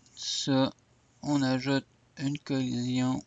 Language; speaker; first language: French; native; French